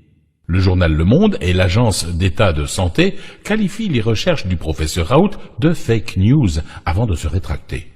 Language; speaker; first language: French; native; French